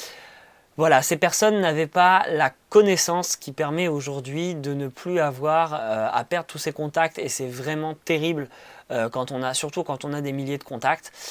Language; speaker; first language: French; native; French